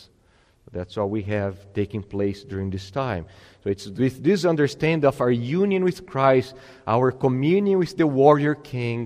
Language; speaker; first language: English; non-native, fluent; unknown